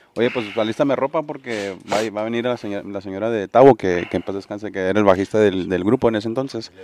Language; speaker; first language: Spanish; native; Spanish